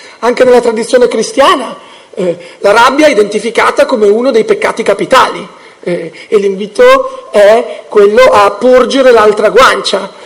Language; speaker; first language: Italian; early bilingual, heritage; English